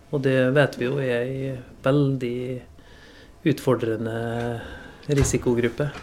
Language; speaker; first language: Norwegian; native; Norwegian